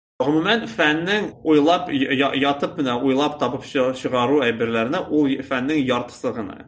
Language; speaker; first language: Tatar; native; Tatar